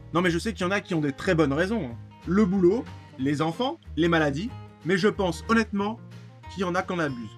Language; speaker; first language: French; native; French